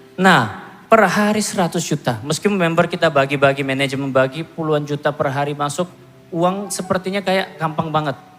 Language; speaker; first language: Indonesian; non-native, fluent; Korean